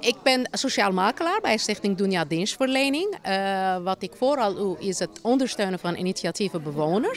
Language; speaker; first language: Dutch; native; Dutch